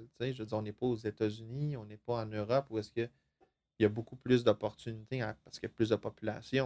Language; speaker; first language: French; native; French